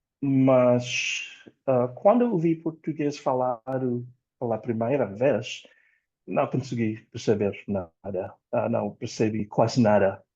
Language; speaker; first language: Portuguese; non-native, fluent; Indonesian